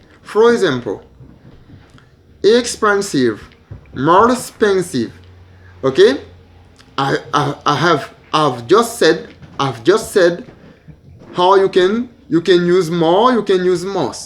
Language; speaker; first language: English; non-native, learner; Haitian Creole